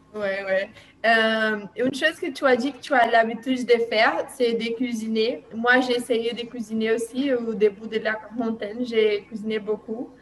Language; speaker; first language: French; non-native, fluent; Portuguese